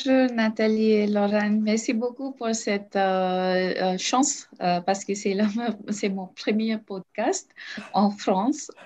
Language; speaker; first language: French; non-native, learner; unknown